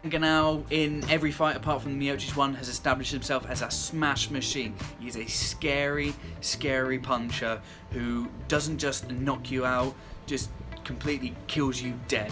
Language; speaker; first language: English; native; English